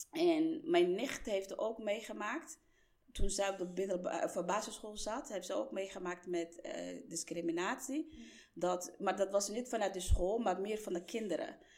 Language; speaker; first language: Dutch; non-native, fluent; Somali